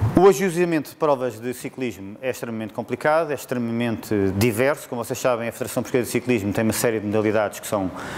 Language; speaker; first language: Portuguese; native; Portuguese